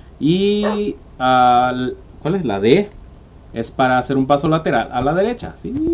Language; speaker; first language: Spanish; early bilingual, heritage; English